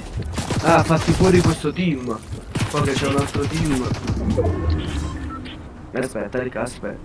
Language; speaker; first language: Italian; native; Italian